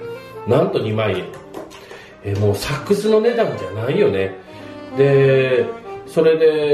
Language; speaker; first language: Japanese; native; Japanese